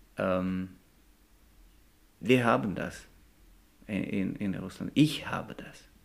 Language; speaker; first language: German; non-native, learner; Russian